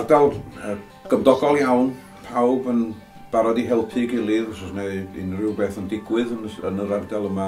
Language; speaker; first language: Welsh; native; Welsh